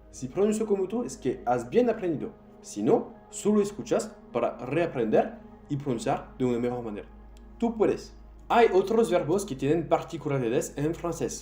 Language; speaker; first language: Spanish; non-native, fluent; French